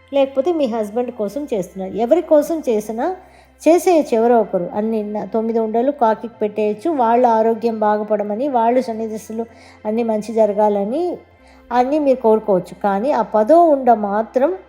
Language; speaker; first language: Telugu; non-native, local second language; Tamil